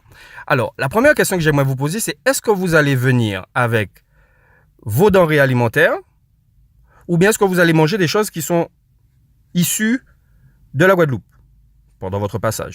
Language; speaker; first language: French; non-native, local second language; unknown